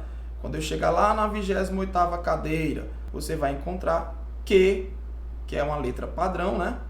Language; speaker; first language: Portuguese; native; Portuguese